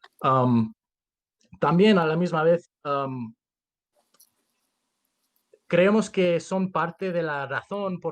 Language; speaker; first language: Spanish; early bilingual, heritage; Spanish